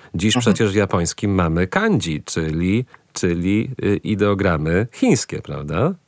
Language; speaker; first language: Polish; native; Polish